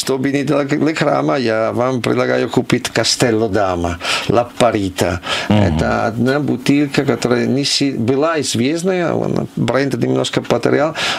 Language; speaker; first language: Russian; non-native, learner; Italian